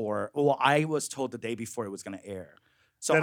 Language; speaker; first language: English; early bilingual, other home language; Korean